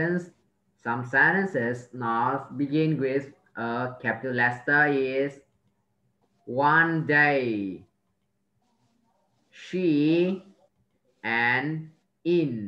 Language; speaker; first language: English; non-native, learner; Vietnamese